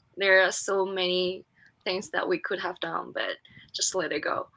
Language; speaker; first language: English; non-native, fluent; Chinese